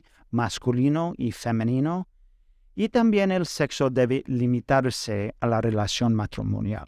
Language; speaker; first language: Spanish; non-native, fluent; English